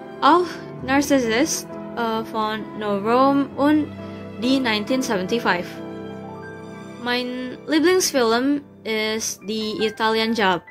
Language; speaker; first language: German; non-native, learner; Indonesian